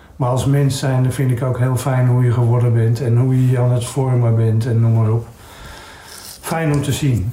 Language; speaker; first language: Dutch; native; Dutch